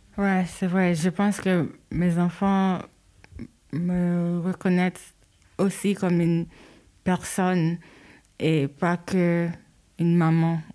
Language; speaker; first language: French; non-native, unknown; Haitian Creole